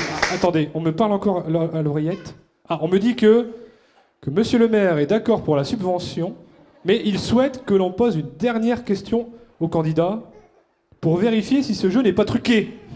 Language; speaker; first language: French; native; French